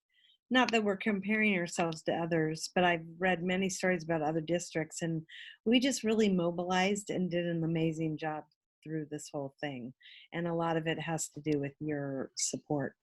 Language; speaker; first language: English; native; English